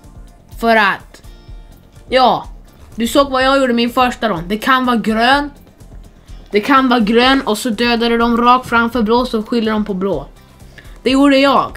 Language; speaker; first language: Swedish; non-native, fluent; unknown